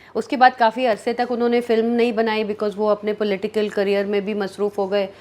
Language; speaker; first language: Hindi; early bilingual, heritage; Hindi